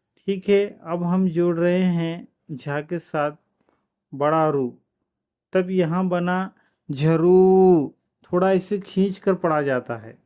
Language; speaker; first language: Urdu; native; Urdu